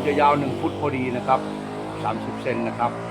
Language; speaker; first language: Thai; native; Thai